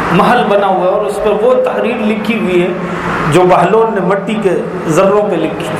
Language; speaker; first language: Urdu; native; Urdu